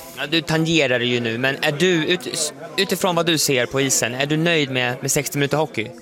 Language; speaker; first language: Swedish; native; Swedish